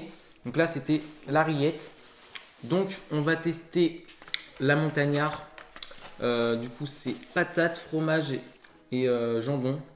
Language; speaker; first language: French; native; French